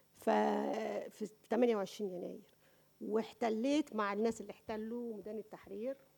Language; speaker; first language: Arabic; native; Arabic